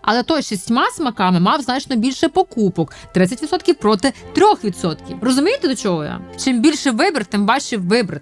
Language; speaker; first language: Ukrainian; native; Ukrainian